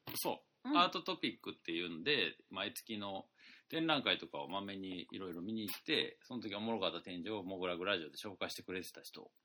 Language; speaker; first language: Japanese; native; Japanese